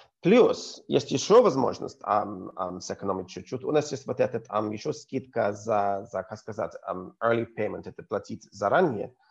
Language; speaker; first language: Russian; non-native, learner; English